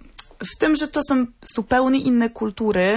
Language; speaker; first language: Polish; non-native, fluent; Norwegian